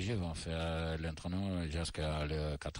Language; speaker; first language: French; non-native, learner; Italian